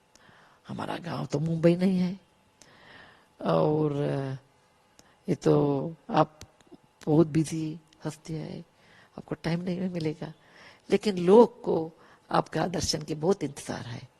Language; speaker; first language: Hindi; non-native, local second language; Kannada